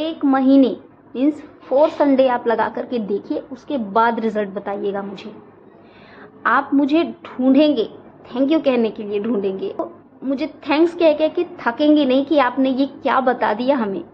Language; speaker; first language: Hindi; native; Hindi